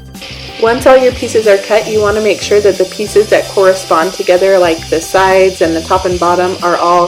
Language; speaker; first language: English; native; English